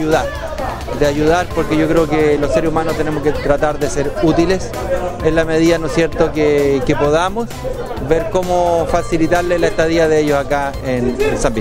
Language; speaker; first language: Spanish; native; Spanish